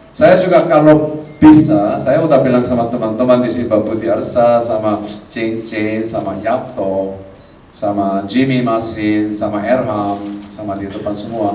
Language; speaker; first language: Indonesian; non-native, fluent; Korean